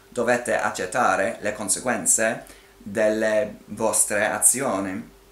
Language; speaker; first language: Italian; non-native, fluent; English